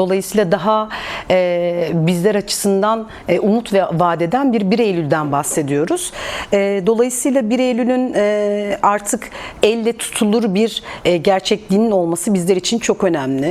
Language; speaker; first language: Turkish; native; Turkish